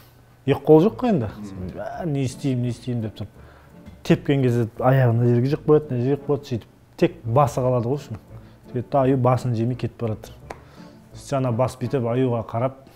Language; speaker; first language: Kazakh; native; Kazakh